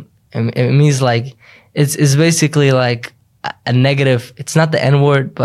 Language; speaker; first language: English; early bilingual, other home language; Yiddish